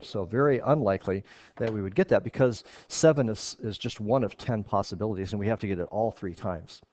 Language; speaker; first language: English; native; English